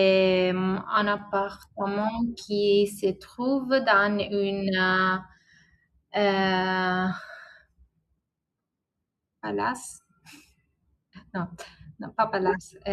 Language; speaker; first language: French; non-native, learner; Italian